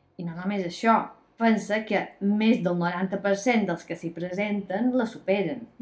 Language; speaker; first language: Catalan; native; Catalan